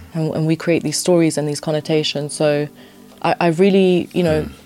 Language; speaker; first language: English; early bilingual, other home language; Albanian